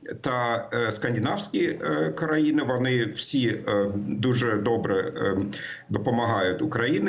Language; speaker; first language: Ukrainian; non-native, fluent; German